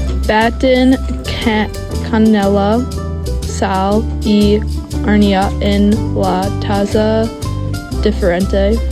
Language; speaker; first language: Spanish; non-native, learner; English